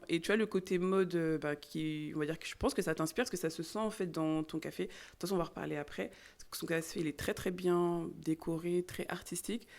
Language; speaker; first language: French; native; French